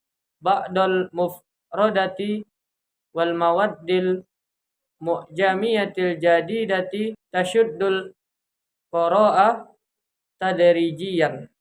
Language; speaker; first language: Arabic; non-native, learner; Indonesian